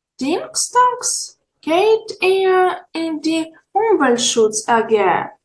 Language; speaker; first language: German; non-native, fluent; Ukrainian